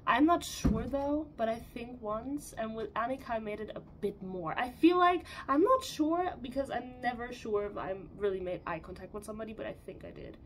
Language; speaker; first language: English; non-native, fluent; German